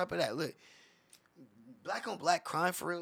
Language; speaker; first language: English; native; English